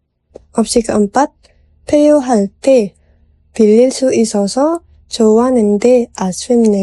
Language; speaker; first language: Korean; non-native, fluent; Indonesian